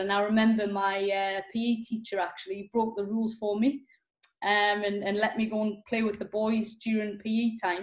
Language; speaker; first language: English; native; English